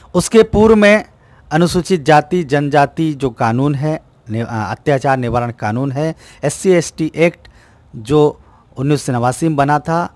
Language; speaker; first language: Hindi; native; Hindi